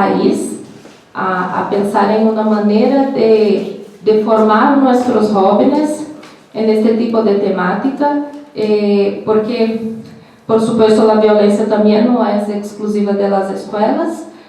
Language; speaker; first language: Spanish; non-native, learner; Portuguese